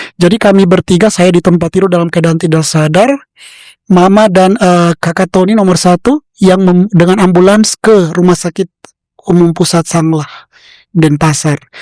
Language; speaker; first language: Indonesian; native; Indonesian